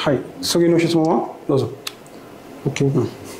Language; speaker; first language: Japanese; non-native, learner; Arabic